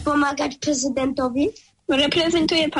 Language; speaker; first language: Polish; early bilingual, heritage; Polish